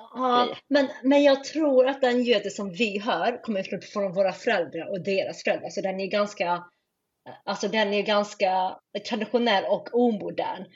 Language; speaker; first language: Swedish; native; Swedish